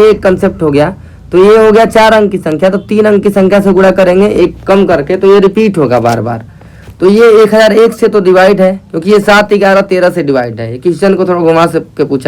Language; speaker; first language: Hindi; native; Hindi